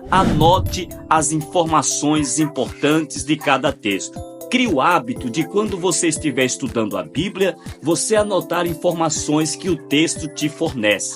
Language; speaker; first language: Portuguese; native; Portuguese